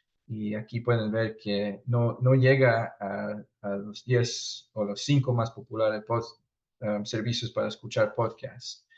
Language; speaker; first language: Spanish; early bilingual, heritage; Spanish